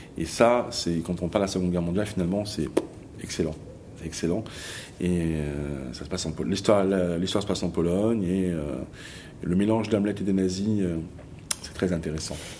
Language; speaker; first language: French; native; French